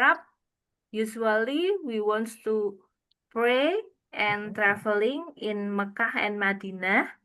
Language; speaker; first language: English; non-native, learner; Indonesian